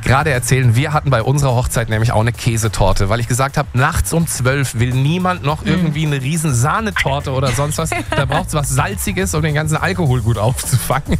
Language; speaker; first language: German; native; German